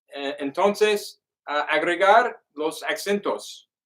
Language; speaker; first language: Spanish; non-native, learner; English